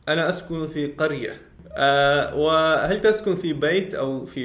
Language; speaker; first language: Arabic; non-native, learner; Chechen